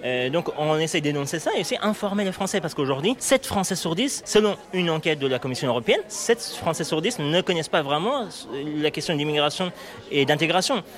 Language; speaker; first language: French; non-native, fluent; Persian